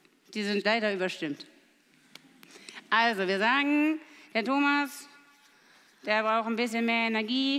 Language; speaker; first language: German; native; German